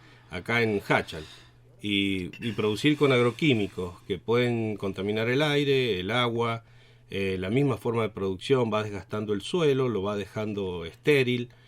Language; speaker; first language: Spanish; native; Spanish